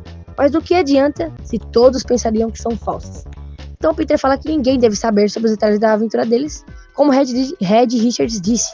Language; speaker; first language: Portuguese; native; Portuguese